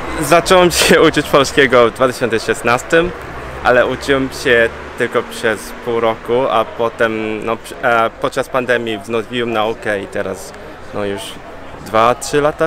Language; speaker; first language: Polish; non-native, fluent; Cantonese